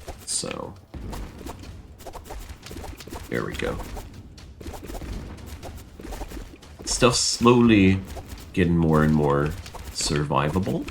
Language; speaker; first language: English; non-native, fluent; German